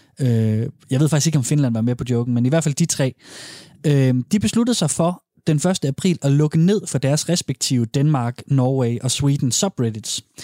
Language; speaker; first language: Danish; native; Danish